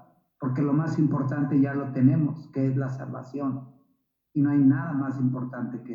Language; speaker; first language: Spanish; native; Spanish